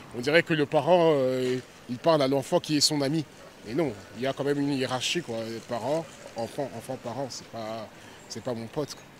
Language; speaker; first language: French; early bilingual, other home language; Lingala